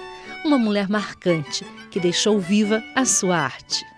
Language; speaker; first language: Portuguese; native; Portuguese